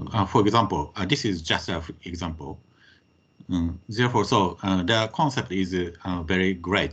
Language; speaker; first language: English; non-native, fluent; Japanese